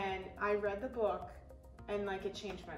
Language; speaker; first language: English; native; English